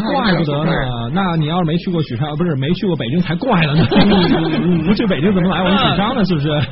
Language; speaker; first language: Chinese; native; Chinese